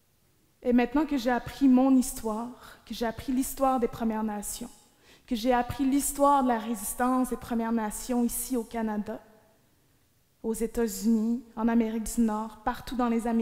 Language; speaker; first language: French; native; French